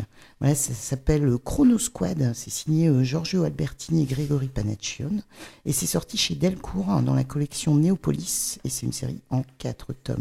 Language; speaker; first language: French; native; French